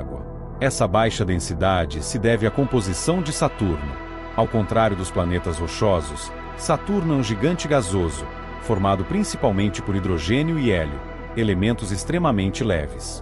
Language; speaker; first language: Portuguese; native; Portuguese